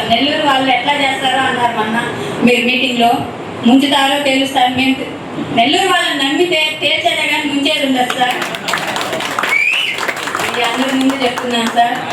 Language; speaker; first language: Telugu; native; Telugu